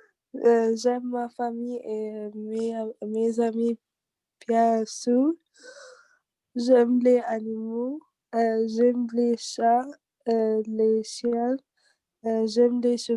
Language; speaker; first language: French; non-native, learner; Arabic